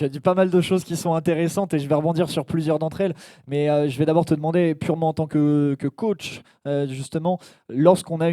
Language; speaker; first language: French; native; French